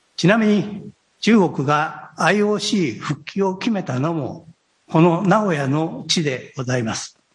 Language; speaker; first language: Japanese; native; Japanese